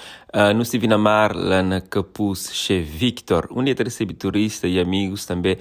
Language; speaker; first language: Portuguese; non-native, local second language; Kabuverdianu